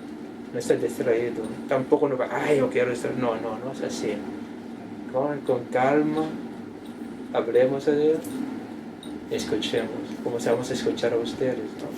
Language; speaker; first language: Spanish; non-native, learner; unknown